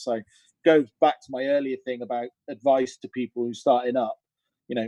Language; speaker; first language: English; native; English